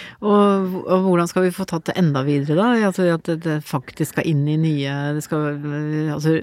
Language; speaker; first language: Norwegian; native; Norwegian